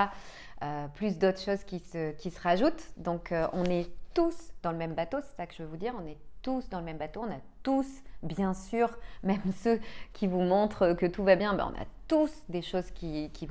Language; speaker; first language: French; native; French